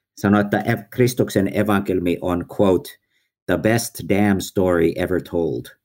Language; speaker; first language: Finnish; early bilingual, heritage; Finnish